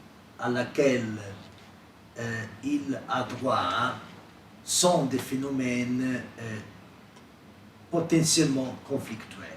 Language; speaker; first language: French; non-native, fluent; Italian